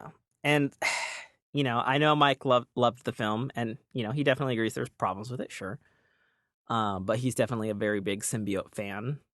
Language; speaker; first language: English; native; English